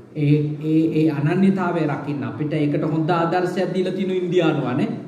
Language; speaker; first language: Sinhala; native; Sinhala